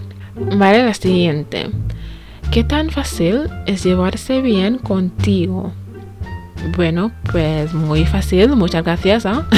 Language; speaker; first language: Spanish; non-native, fluent; English